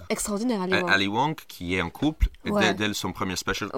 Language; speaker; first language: French; non-native, fluent; English